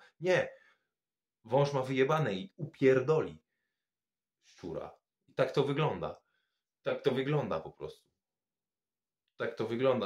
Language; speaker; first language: Polish; non-native, fluent; French